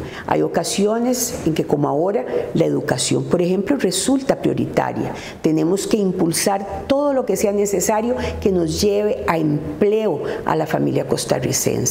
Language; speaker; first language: Spanish; native; Spanish